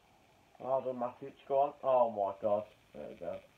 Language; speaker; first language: English; native; English